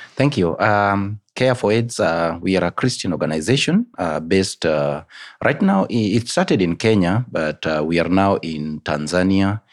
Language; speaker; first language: English; non-native, local second language; Luo (Kenya and Tanzania)